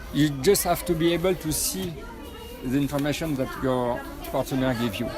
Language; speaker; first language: English; non-native, fluent; French